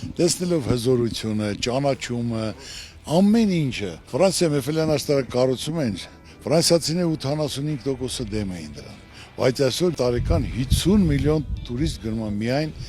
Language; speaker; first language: Armenian; native; Armenian